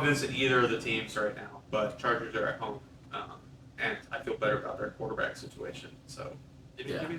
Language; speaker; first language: English; native; English